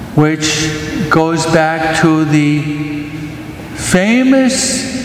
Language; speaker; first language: English; native; English